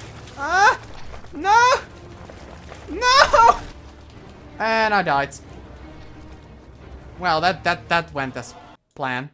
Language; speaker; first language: English; native; English